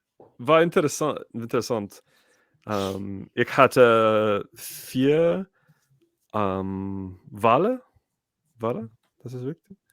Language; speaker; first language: German; non-native, learner; English